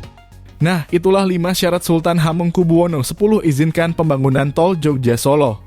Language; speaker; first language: Indonesian; native; Indonesian